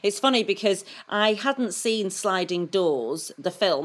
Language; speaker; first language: English; native; English